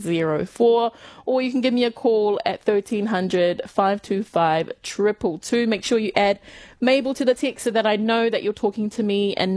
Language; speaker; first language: English; native; English